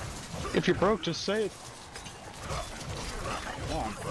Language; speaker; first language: English; native; English